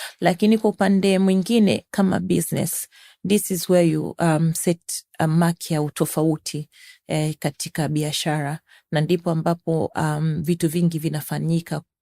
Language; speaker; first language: Swahili; native; Swahili